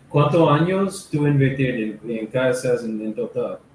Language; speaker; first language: Spanish; non-native, learner; English